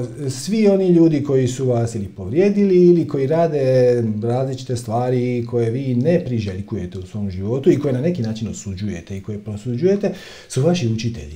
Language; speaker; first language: Croatian; native; Croatian